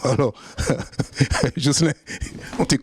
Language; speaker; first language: French; native; French